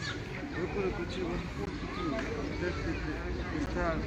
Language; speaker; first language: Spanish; non-native, local second language; Galician